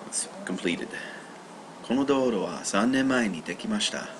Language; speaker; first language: Japanese; non-native, learner; English